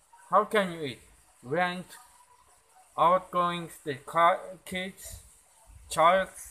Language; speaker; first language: English; non-native, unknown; Turkish